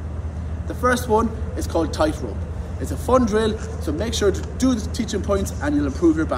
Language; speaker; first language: English; native; English